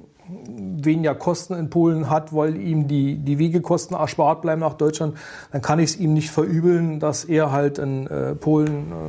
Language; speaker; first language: German; native; German